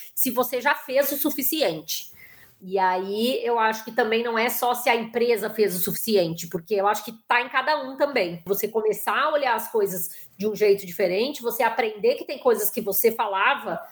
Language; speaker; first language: Portuguese; native; Portuguese